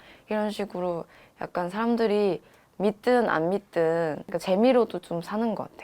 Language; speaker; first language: Korean; non-native, fluent; Chinese